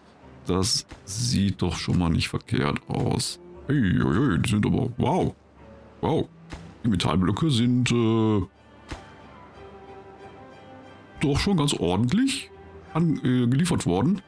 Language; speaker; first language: German; native; German